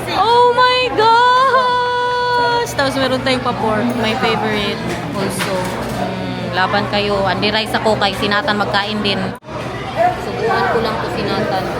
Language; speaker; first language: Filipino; non-native, local second language; Cebuano